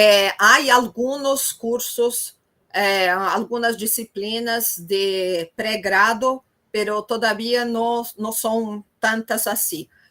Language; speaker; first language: Spanish; non-native, fluent; Portuguese